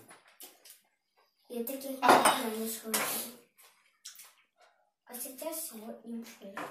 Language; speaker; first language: Russian; early bilingual, other home language; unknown